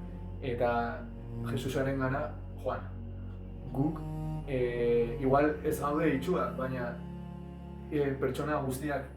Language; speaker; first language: Basque; non-native, learner; Spanish